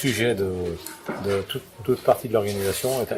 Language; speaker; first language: French; native; French